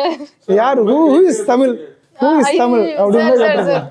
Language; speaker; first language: Tamil; native; Tamil